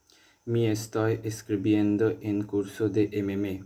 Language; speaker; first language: Spanish; non-native, learner; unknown